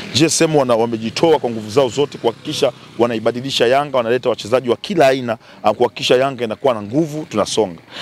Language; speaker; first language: Swahili; native; Swahili